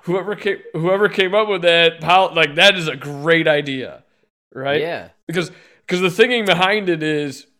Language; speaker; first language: English; native; English